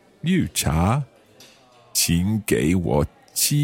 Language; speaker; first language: Chinese; non-native, learner; English